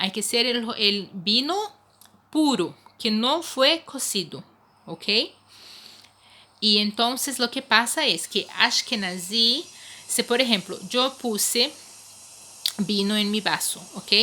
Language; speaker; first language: Spanish; non-native, fluent; Portuguese